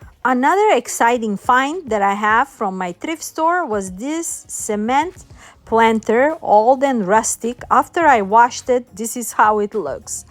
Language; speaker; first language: English; non-native, fluent; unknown